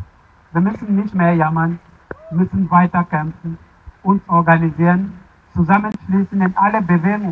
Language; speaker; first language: German; non-native, fluent; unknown